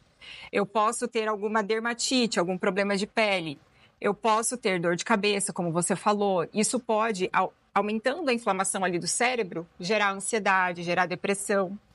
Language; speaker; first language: Portuguese; native; Portuguese